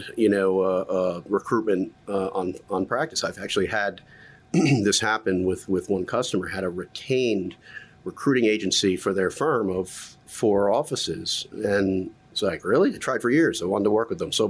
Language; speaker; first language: English; native; English